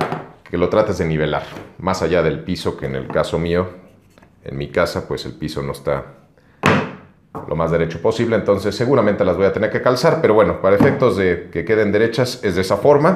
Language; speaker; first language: Spanish; native; Spanish